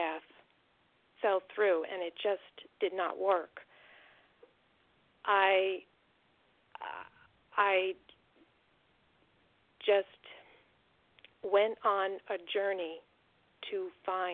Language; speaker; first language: English; native; English